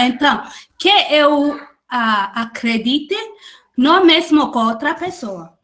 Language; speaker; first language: Portuguese; non-native, learner; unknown